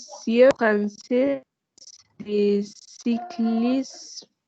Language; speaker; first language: French; non-native, learner; Spanish